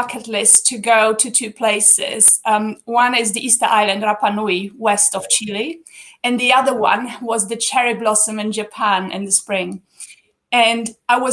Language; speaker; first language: English; non-native, fluent; Polish